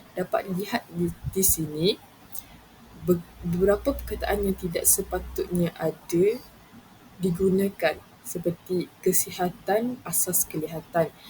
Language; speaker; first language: Malay; native; Malay